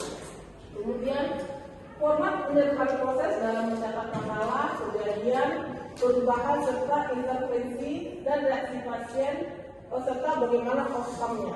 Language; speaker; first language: Indonesian; native; Indonesian